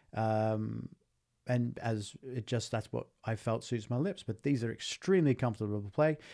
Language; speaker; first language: English; native; English